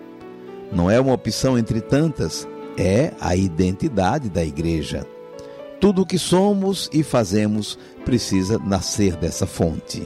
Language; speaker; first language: Portuguese; native; Portuguese